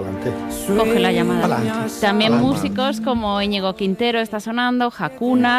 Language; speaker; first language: Spanish; native; Spanish